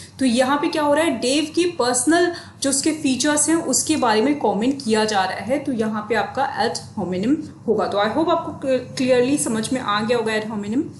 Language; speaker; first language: Hindi; native; Hindi